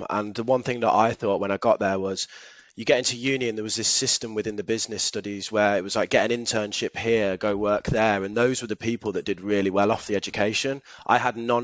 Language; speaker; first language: English; native; English